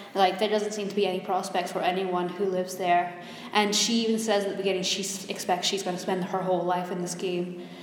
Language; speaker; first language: English; native; English